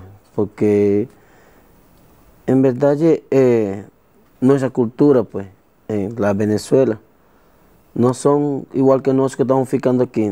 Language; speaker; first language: Portuguese; non-native, learner; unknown